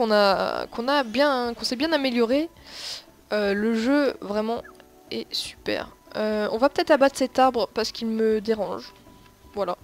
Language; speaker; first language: French; native; French